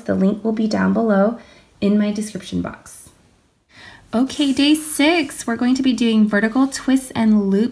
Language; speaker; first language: English; native; English